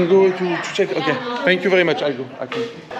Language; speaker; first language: English; non-native, learner; French